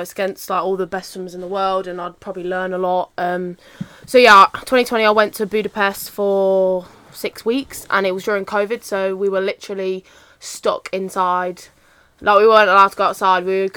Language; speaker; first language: English; native; English